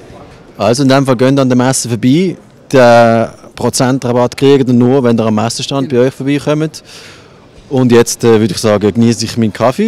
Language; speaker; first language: German; native; German